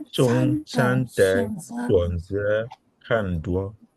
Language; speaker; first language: Chinese; non-native, learner; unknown